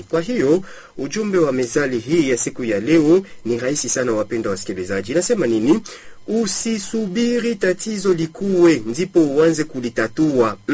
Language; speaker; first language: Swahili; native; Swahili